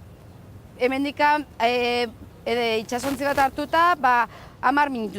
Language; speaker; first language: Basque; non-native, local second language; Spanish